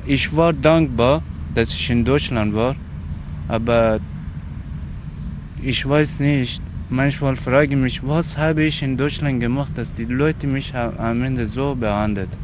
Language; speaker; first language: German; non-native, fluent; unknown